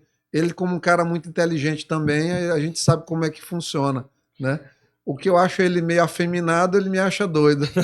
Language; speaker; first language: Portuguese; native; Portuguese